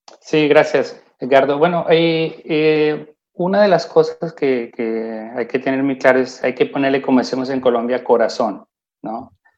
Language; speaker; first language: Spanish; native; Spanish